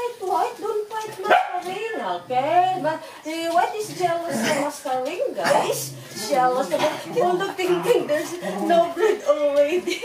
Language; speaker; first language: English; non-native, learner; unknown